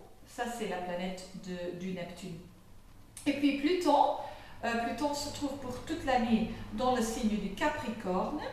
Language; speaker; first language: French; non-native, fluent; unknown